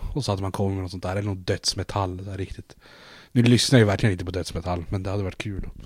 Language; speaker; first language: Swedish; native; Swedish